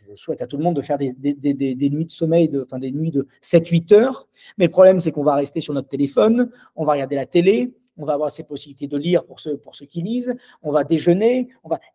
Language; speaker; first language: French; native; French